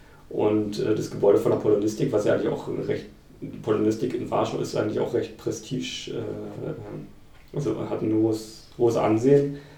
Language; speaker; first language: German; native; German